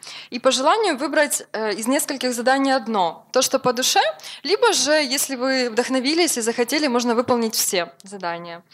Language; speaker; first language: Russian; native; Russian